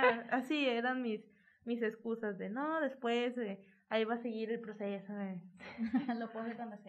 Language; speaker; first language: Spanish; native; Spanish